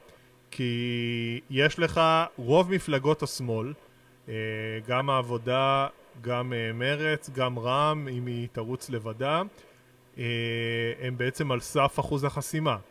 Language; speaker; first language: Hebrew; native; Hebrew